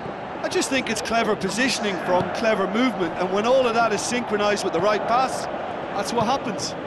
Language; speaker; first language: English; native; English